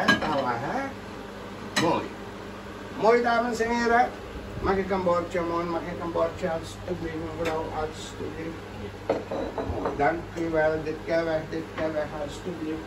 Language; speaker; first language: Dutch; non-native, local second language; Caribbean Hindustani